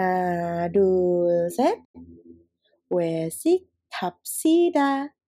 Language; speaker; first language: Korean; non-native, fluent; Indonesian